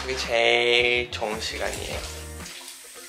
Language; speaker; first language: Korean; non-native, fluent; Japanese